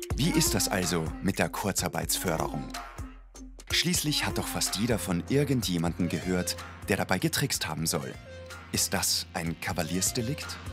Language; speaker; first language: German; native; German